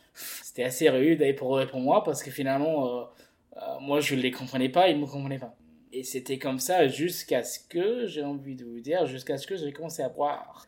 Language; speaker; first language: French; early bilingual, heritage; French